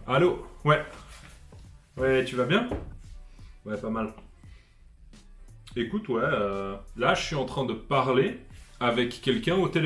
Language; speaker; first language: French; native; French